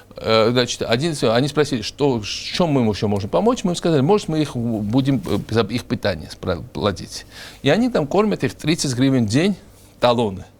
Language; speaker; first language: Russian; non-native, local second language; Georgian